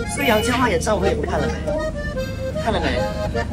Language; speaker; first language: Chinese; non-native, local second language; Cantonese